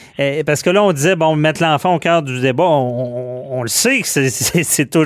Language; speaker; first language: French; native; French